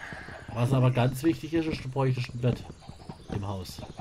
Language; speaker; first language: German; native; German